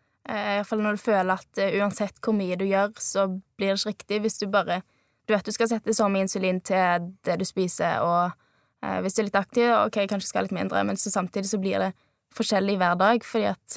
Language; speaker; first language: Norwegian; native; Norwegian